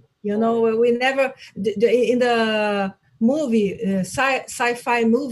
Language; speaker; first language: English; non-native, learner; Portuguese